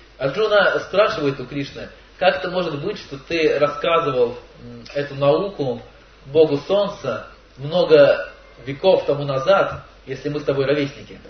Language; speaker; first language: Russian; native; Russian